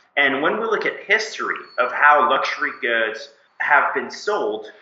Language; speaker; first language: English; native; English